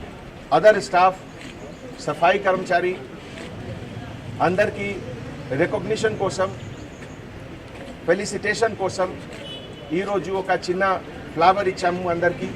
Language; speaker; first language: Telugu; non-native, fluent; Hindi